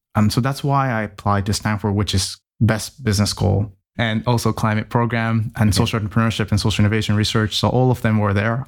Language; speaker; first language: English; non-native, fluent; Japanese